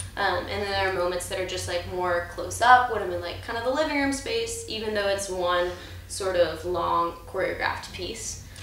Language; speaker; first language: English; native; English